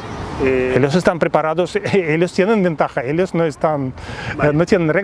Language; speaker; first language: Spanish; non-native, fluent; Russian